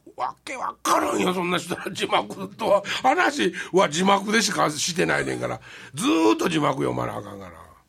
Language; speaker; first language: Japanese; native; Japanese